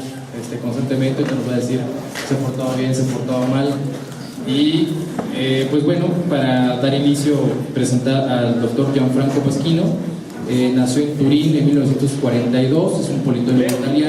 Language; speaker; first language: Spanish; native; Spanish